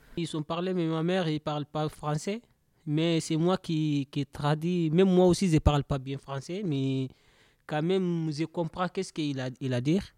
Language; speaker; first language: French; non-native, learner; Soninke